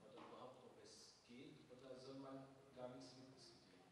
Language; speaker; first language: German; non-native, learner; Arabic